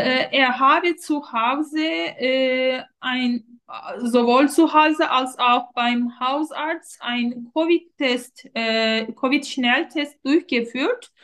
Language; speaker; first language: German; non-native, fluent; Turkish